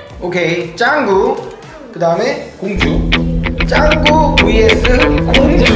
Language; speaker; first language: Korean; native; Korean